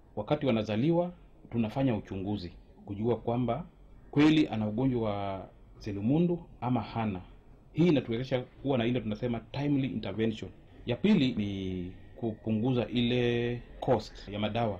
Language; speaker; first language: Swahili; native; Swahili